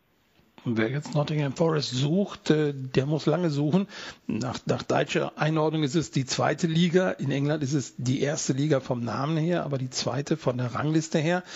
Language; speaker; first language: German; native; German